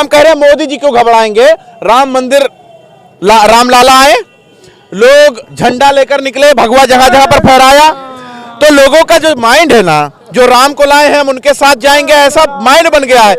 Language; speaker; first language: Hindi; native; Hindi